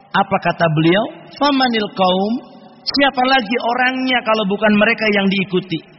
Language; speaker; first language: Indonesian; non-native, local second language; Javanese